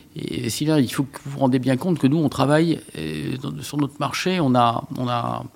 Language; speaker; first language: French; native; French